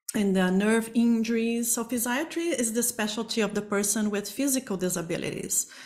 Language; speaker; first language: English; non-native, fluent; Portuguese